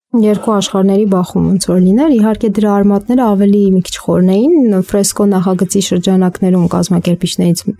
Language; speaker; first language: Armenian; native; Armenian